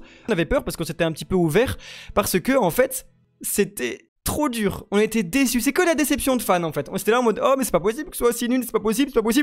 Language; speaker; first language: French; native; French